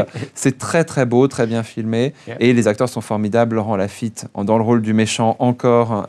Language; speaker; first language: French; native; French